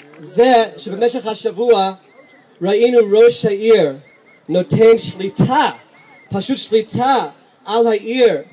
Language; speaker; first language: Hebrew; early bilingual, other home language; English